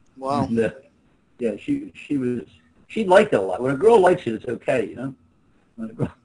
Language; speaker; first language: English; native; English